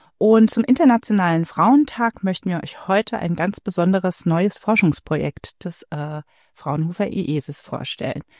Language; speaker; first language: German; native; German